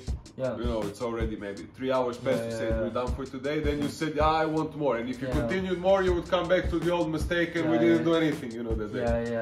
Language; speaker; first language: English; non-native, fluent; Serbian